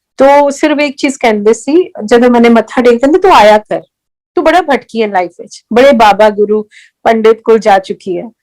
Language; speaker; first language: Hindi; early bilingual, heritage; Hindi